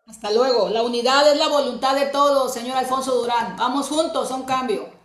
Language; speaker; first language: Spanish; native; Spanish